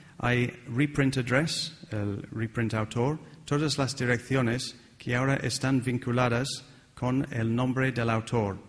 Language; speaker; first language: Spanish; non-native, fluent; English